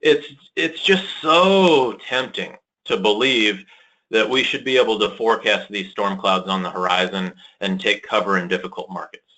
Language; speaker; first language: English; native; English